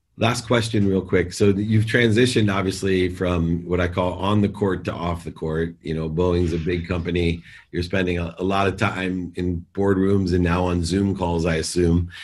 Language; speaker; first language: English; native; English